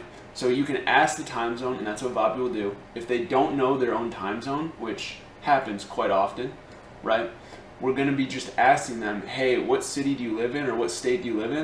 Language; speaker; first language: English; native; English